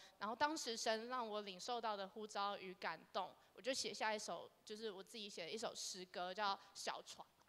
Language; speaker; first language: Chinese; native; Chinese